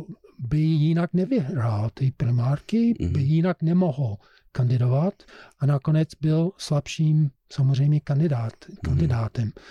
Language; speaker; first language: Czech; non-native, fluent; English